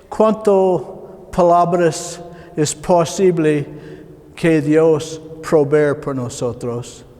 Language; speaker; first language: Spanish; non-native, learner; English